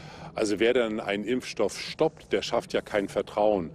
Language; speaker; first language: German; native; German